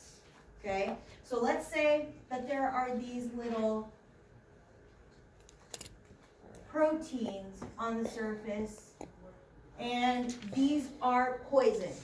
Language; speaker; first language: English; native; English